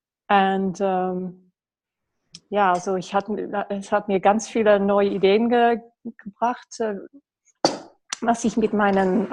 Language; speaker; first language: German; non-native, learner; English